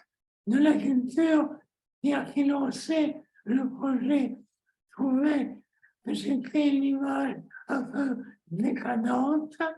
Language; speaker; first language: French; non-native, fluent; Greek